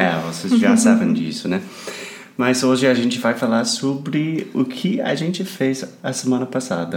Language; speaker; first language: Portuguese; non-native, fluent; English